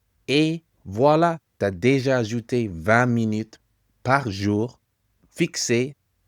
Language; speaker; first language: French; non-native, fluent; English